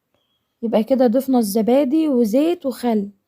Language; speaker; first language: Arabic; native; Arabic